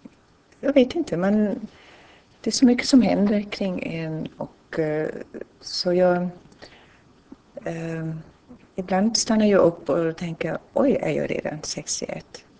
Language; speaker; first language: Swedish; non-native, fluent; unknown